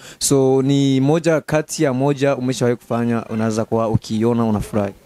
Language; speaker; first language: Swahili; non-native, local second language; Rundi